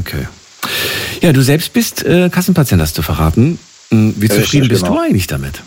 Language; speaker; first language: German; native; German